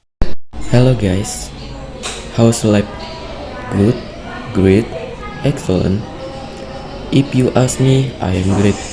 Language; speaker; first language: English; non-native, learner; Indonesian